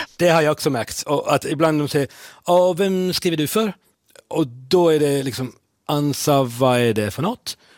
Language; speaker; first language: Swedish; non-native, fluent; Italian